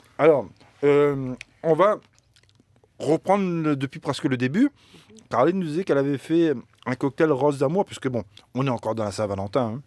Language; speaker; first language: French; native; French